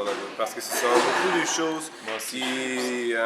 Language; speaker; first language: French; non-native, fluent; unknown